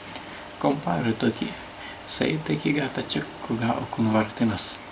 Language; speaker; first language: Japanese; non-native, fluent; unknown